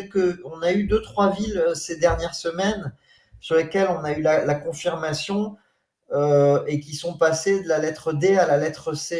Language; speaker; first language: French; native; French